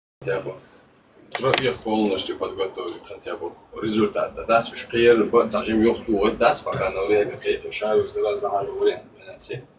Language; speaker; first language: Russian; non-native, local second language; Chechen